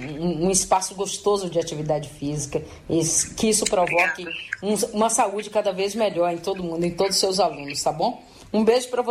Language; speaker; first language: Portuguese; native; Portuguese